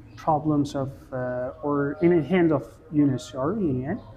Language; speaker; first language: English; non-native, fluent; Persian